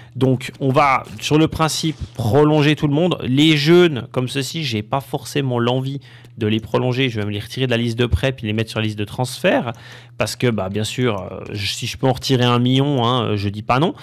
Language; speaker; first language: French; native; French